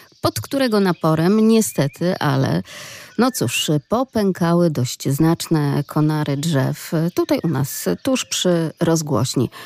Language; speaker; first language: Polish; native; Polish